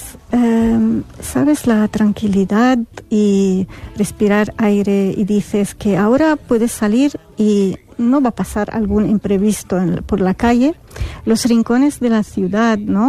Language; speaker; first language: Spanish; non-native, fluent; Arabic